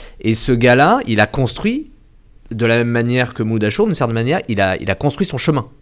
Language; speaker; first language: French; native; French